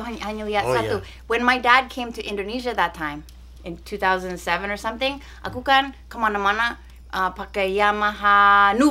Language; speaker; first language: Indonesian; non-native, fluent; English